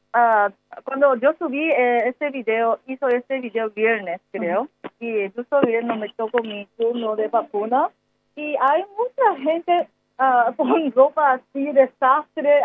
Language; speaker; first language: Spanish; non-native, learner; Korean